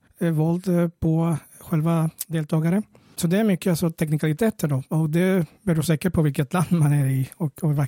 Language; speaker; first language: Swedish; early bilingual, other home language; Spanish